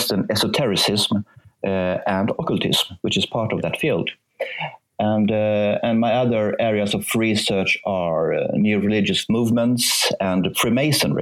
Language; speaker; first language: English; non-native, fluent; Swedish